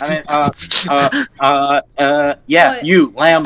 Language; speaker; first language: English; native; English